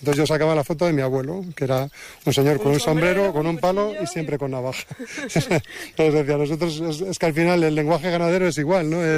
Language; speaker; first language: Spanish; native; Spanish